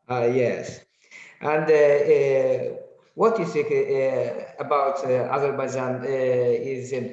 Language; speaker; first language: English; non-native, learner; Azerbaijani